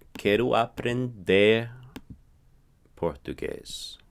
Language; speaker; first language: Portuguese; non-native, fluent; English